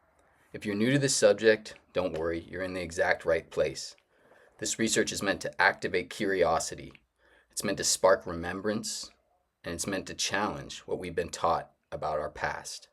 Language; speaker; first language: English; native; English